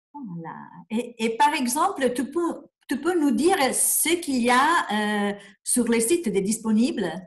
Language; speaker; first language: French; non-native, fluent; Italian